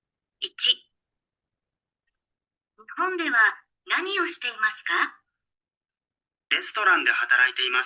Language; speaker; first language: Japanese; non-native, learner; Bangla